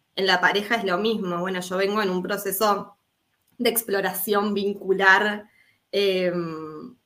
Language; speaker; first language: Spanish; native; Spanish